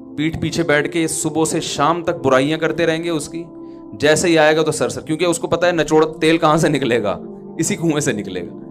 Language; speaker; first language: Urdu; native; Urdu